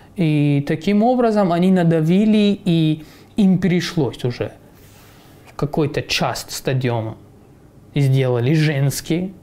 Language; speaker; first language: Russian; non-native, fluent; Persian